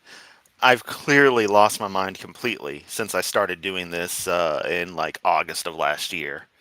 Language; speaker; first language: English; native; English